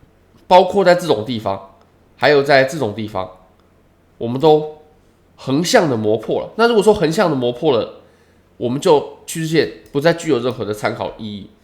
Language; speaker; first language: Chinese; native; Chinese